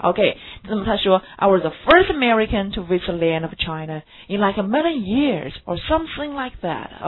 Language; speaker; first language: English; non-native, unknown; Chinese